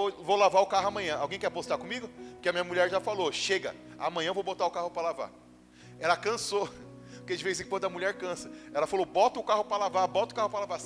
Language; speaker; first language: Portuguese; native; Portuguese